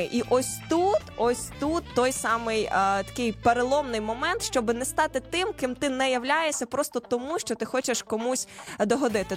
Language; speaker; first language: Ukrainian; native; Ukrainian